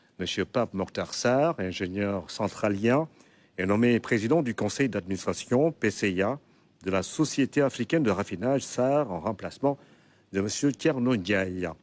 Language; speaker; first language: French; non-native, local second language; Wolof